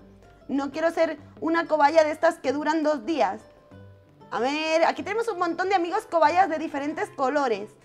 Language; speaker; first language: Spanish; native; Spanish